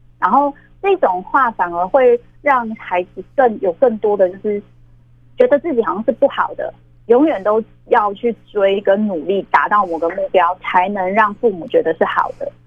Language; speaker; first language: Chinese; native; Chinese